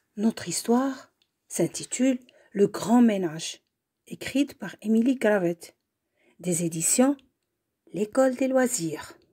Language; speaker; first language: French; native; French